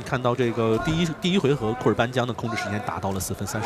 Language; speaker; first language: Chinese; native; Chinese